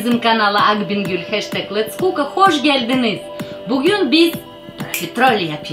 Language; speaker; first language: Turkish; non-native, learner; Russian